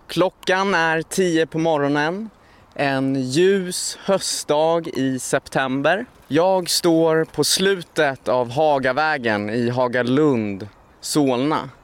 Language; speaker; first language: Swedish; native; Swedish